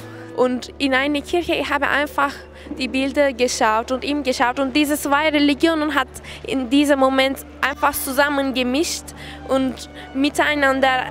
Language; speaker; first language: German; non-native, learner; Turkish